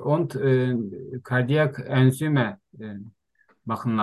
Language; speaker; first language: German; non-native, learner; Turkish